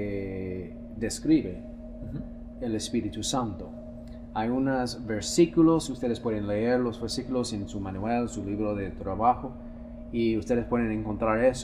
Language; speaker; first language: Spanish; non-native, fluent; English